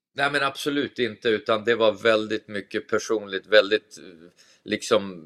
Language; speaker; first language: Swedish; native; Swedish